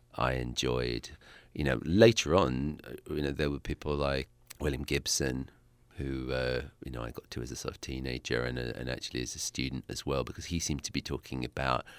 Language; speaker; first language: English; native; English